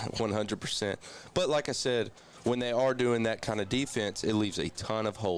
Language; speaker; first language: English; native; English